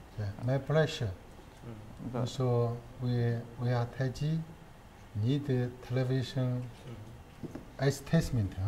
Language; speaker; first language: English; non-native, learner; Chinese